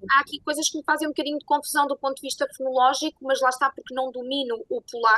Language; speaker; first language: Portuguese; native; Portuguese